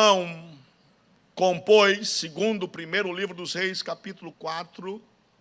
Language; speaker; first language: Portuguese; native; Portuguese